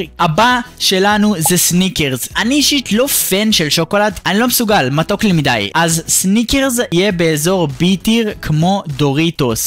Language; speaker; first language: Hebrew; native; Hebrew